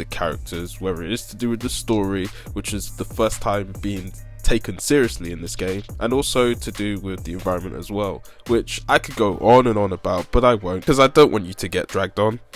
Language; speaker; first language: English; native; English